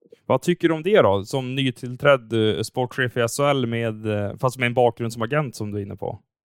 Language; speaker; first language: Swedish; native; Swedish